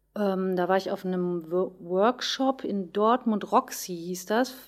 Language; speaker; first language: German; native; German